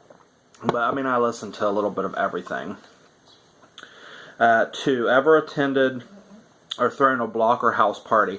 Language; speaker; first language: English; native; English